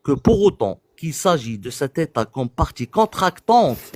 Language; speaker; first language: French; non-native, local second language; Arabic